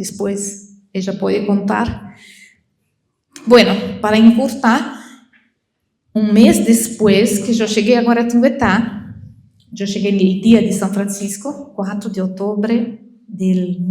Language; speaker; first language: Spanish; non-native, learner; Portuguese